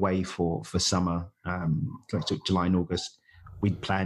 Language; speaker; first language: English; native; English